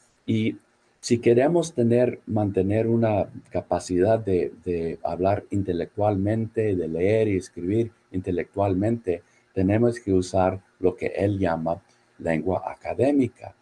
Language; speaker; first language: Spanish; non-native, fluent; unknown